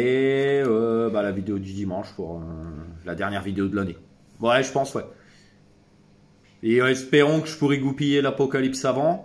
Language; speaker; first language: French; native; French